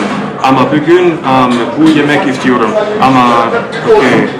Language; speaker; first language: Turkish; non-native, learner; English